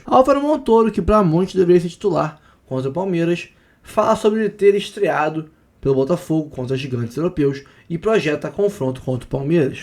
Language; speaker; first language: Portuguese; native; Portuguese